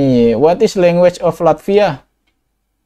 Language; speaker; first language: English; non-native, learner; Indonesian